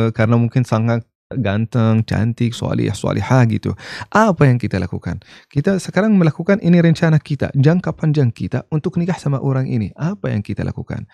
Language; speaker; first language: Indonesian; non-native, fluent; Arabic